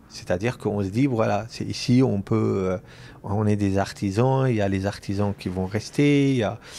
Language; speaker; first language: French; non-native, local second language; Arabic